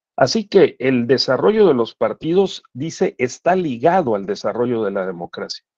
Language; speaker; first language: Spanish; native; Spanish